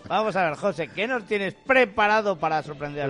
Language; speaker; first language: Spanish; native; Spanish